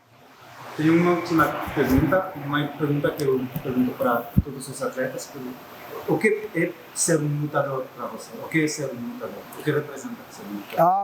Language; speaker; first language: Portuguese; non-native, learner; French